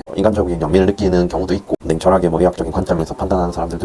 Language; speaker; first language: Korean; native; Korean